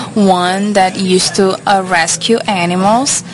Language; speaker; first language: English; non-native, fluent; Portuguese